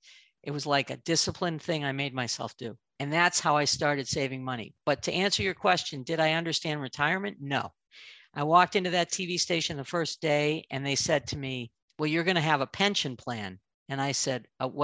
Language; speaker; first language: English; native; English